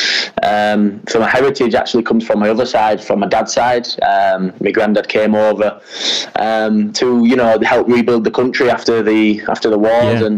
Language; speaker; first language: English; native; English